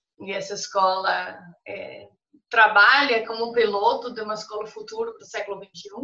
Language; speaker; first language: Portuguese; non-native, fluent; English